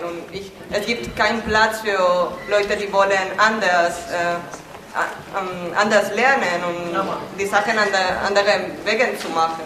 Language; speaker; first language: German; non-native, learner; Spanish